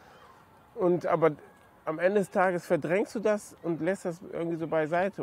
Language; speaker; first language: German; native; German